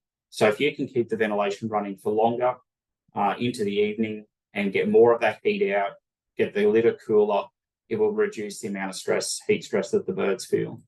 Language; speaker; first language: English; native; English